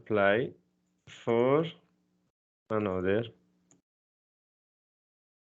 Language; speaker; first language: English; non-native, fluent; Spanish